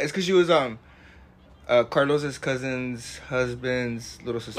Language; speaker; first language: English; early bilingual, other home language; Spanish